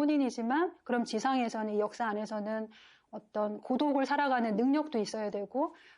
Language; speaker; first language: Korean; native; Korean